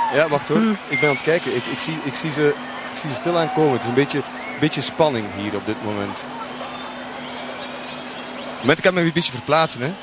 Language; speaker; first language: Dutch; native; Dutch